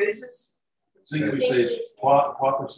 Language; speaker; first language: Spanish; non-native, learner; English